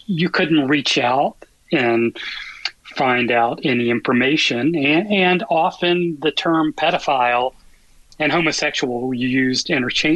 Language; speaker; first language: English; native; English